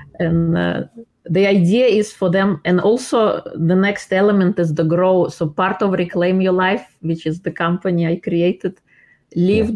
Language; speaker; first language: English; non-native, fluent; Russian